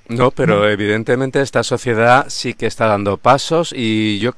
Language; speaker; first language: Spanish; native; Spanish